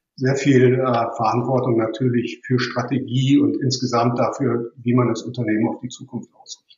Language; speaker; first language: German; native; German